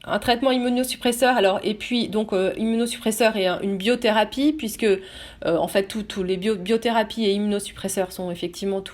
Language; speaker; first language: French; native; French